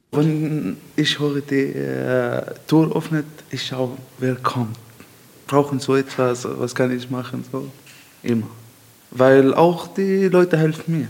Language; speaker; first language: German; non-native, learner; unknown